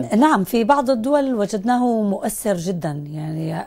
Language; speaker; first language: Arabic; native; Arabic